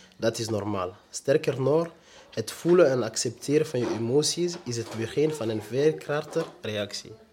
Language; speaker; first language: Dutch; non-native, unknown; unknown